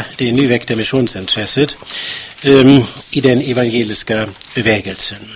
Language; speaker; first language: Swedish; non-native, fluent; German